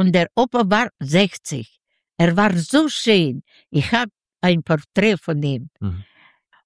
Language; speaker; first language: German; non-native, learner; Yiddish